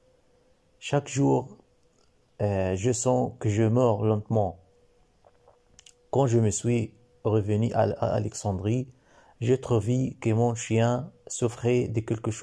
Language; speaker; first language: French; non-native, learner; Arabic